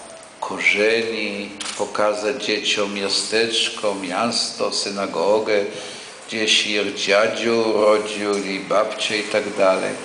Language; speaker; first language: Polish; non-native, local second language; Yiddish